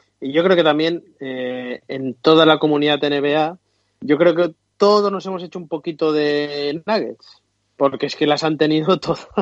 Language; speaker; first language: Spanish; native; Spanish